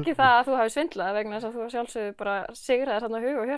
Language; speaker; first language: Icelandic; native; Icelandic